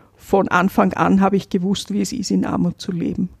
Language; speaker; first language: German; native; German